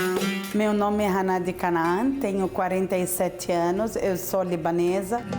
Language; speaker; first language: Portuguese; non-native, learner; Arabic